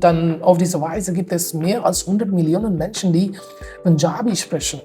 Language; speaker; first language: German; non-native, fluent; Haryanvi